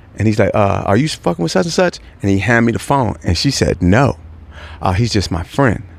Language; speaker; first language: English; native; English